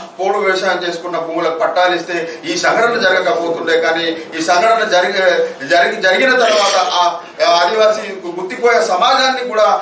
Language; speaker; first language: Telugu; non-native, local second language; Gondi